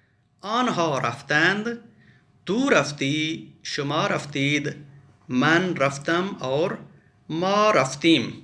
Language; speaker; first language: Persian; non-native, fluent; Urdu